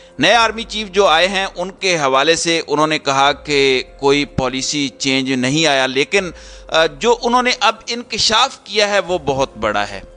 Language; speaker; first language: Urdu; native; Urdu